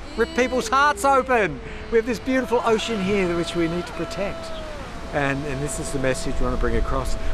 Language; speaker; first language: English; native; English